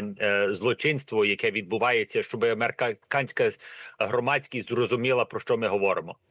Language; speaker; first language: Ukrainian; early bilingual, heritage; Ukrainian